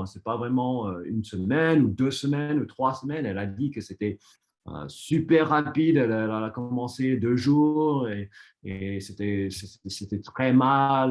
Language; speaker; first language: French; non-native, fluent; English